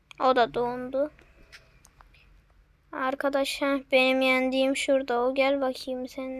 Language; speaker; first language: Turkish; native; Turkish